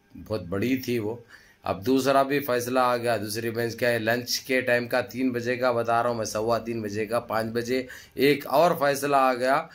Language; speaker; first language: Hindi; native; Hindi